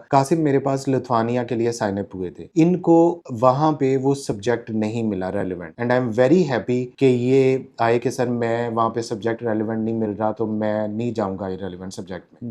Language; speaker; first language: Urdu; non-native, local second language; Punjabi